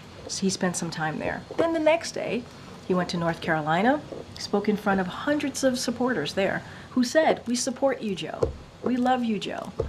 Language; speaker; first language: English; native; English